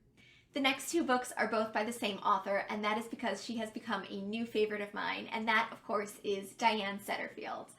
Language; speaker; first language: English; native; English